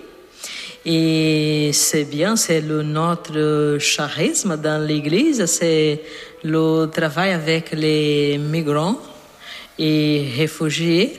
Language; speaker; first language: French; non-native, fluent; Portuguese